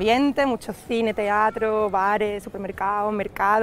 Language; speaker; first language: Spanish; native; Spanish